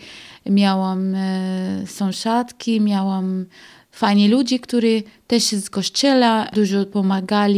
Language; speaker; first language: Polish; non-native, learner; Arabic